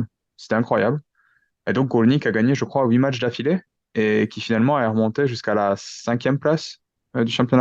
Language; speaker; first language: French; native; French